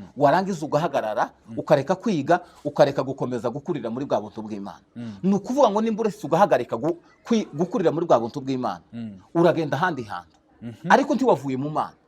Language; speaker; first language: Kinyarwanda; native; Kinyarwanda